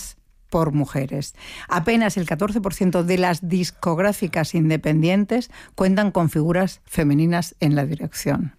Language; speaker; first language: Spanish; native; Spanish